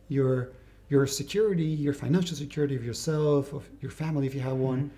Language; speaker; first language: English; non-native, fluent; Spanish